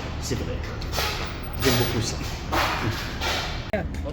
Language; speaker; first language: French; non-native, local second language; Arabic